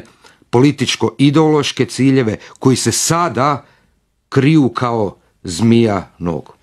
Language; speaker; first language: Croatian; native; Croatian